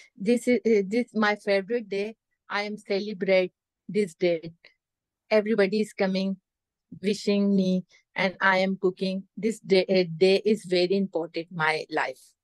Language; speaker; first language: English; non-native, local second language; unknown